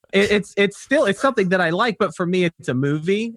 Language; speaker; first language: English; native; English